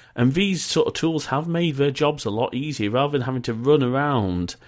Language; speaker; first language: English; native; English